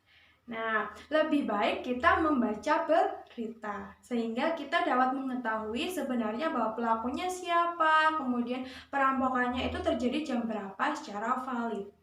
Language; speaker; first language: Indonesian; native; Indonesian